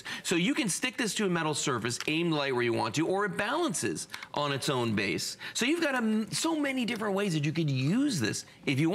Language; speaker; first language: English; native; English